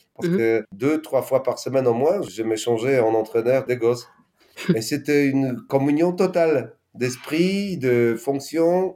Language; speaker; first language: French; non-native, fluent; Polish